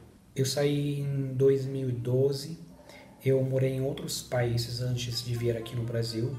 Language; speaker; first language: Portuguese; non-native, learner; Spanish